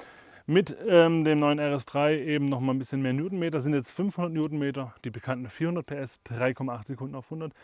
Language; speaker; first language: German; native; German